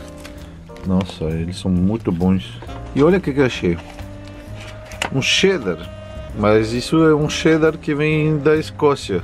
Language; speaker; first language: Portuguese; non-native, fluent; French